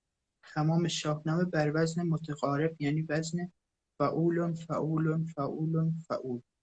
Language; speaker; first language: Persian; native; Persian